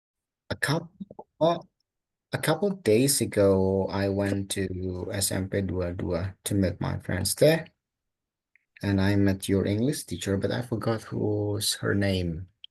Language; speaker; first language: English; non-native, local second language; Indonesian